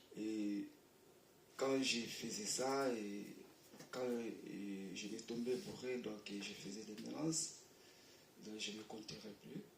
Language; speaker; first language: French; non-native, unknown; Portuguese